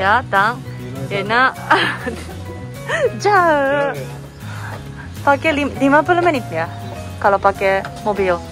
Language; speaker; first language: Indonesian; non-native, learner; Japanese